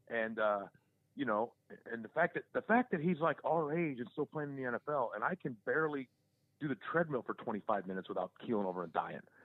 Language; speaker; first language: English; native; English